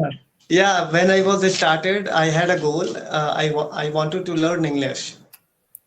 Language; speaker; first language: English; non-native, learner; Hindi